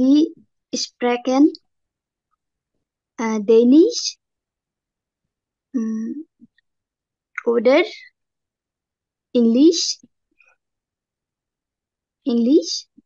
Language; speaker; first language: German; non-native, learner; Bangla